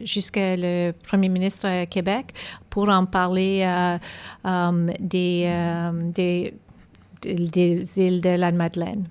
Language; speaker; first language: French; non-native, local second language; English